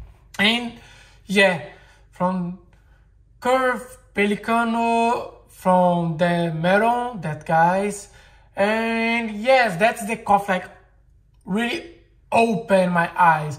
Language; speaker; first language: English; non-native, learner; Portuguese